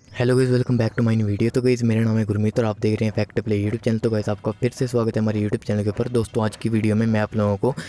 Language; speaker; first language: Hindi; native; Hindi